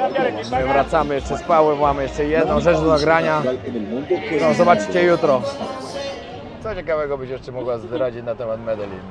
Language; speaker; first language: Polish; native; Polish